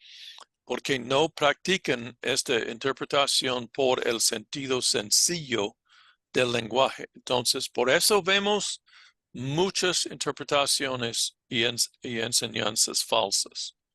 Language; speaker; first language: Spanish; non-native, fluent; English